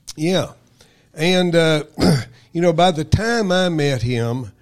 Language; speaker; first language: English; native; English